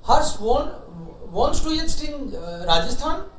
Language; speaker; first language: German; non-native, fluent; Hindi